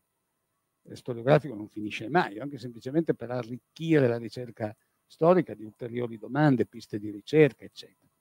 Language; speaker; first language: Italian; native; Italian